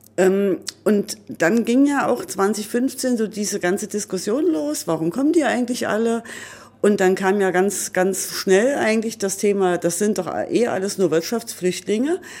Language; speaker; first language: German; native; German